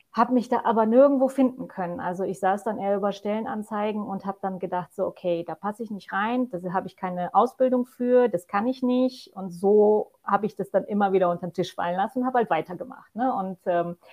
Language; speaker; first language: German; non-native, fluent; Polish